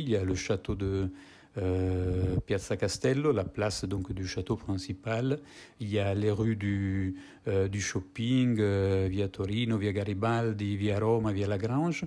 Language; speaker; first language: French; non-native, fluent; Italian